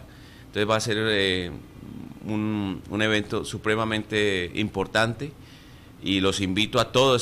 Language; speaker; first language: Spanish; native; Spanish